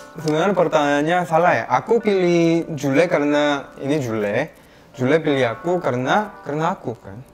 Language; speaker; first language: Indonesian; non-native, fluent; Korean